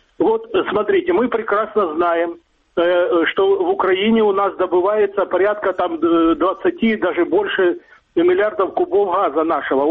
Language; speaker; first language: Russian; native; Russian